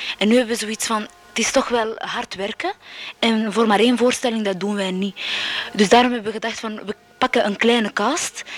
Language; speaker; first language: Dutch; early bilingual, other home language; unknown